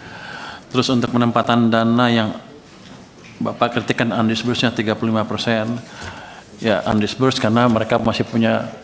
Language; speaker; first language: Indonesian; native; Indonesian